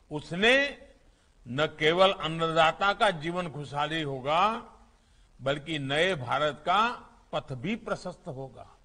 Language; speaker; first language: Hindi; non-native, local second language; Gujarati